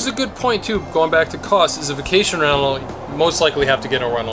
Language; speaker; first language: English; native; English